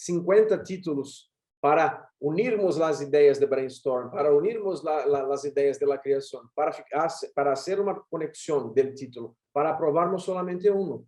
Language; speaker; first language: Spanish; non-native, learner; Portuguese